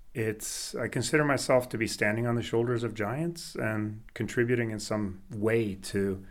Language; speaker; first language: English; early bilingual, other home language; Swedish